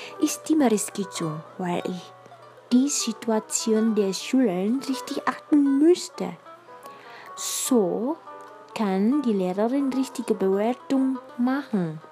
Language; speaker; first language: German; non-native, fluent; Indonesian